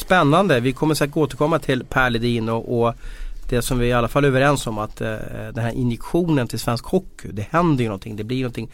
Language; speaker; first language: Swedish; native; Swedish